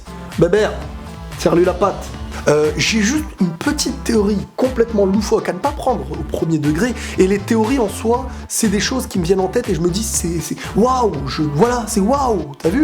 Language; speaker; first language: French; native; French